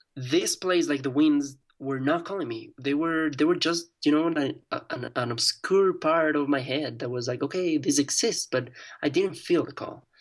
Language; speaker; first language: English; non-native, fluent; Spanish